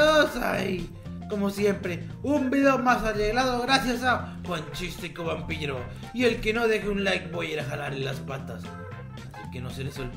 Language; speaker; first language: Spanish; native; Spanish